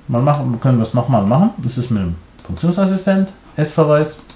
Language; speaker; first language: German; non-native, fluent; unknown